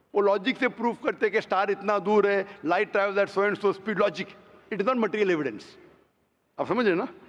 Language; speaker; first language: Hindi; non-native, local second language; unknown